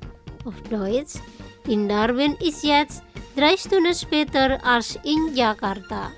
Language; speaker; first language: German; non-native, fluent; Indonesian